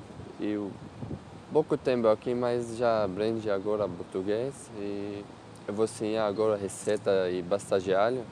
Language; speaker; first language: Portuguese; non-native, learner; Arabic